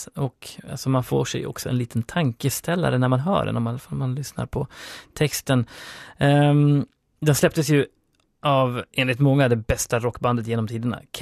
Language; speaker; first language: Swedish; native; Swedish